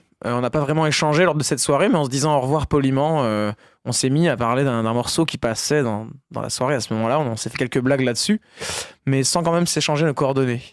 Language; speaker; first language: French; native; French